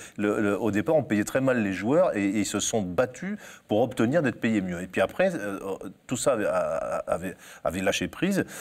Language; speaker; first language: French; native; French